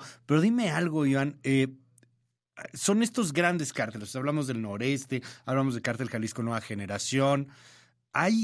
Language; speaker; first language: Spanish; native; Spanish